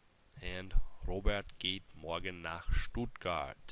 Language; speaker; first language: German; non-native, fluent; English